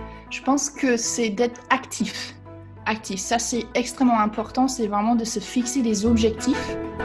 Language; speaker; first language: French; non-native, fluent; English